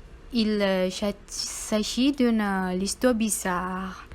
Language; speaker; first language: French; non-native, learner; Thai